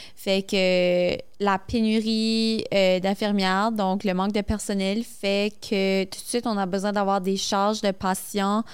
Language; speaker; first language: French; native; French